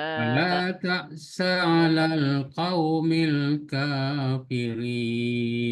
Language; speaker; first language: Arabic; non-native, learner; Indonesian